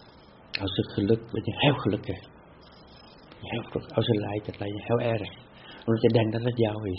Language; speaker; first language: Dutch; non-native, fluent; Vietnamese